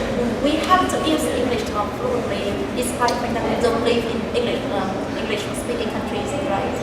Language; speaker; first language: English; non-native, fluent; Vietnamese